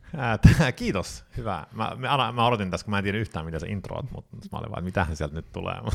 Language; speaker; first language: Finnish; early bilingual, heritage; Finnish